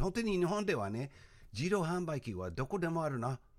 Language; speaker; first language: Japanese; non-native, learner; English